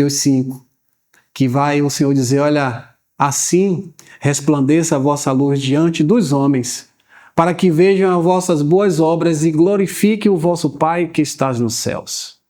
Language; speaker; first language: Portuguese; native; Portuguese